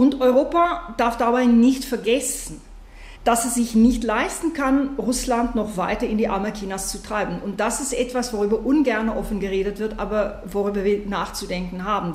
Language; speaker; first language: German; native; German